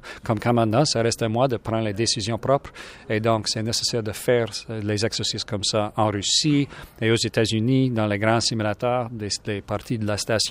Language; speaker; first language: French; non-native, local second language; English